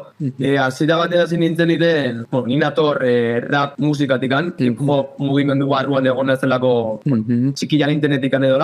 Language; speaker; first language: Basque; native; Basque